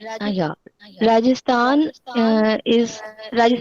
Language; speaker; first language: English; non-native, local second language; Hindi